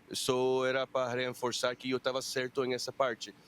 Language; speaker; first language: Portuguese; non-native, fluent; Spanish